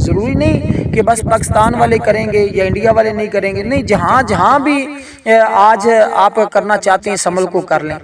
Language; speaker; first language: Urdu; non-native, local second language; Punjabi